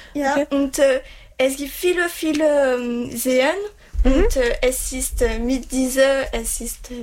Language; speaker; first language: German; non-native, learner; French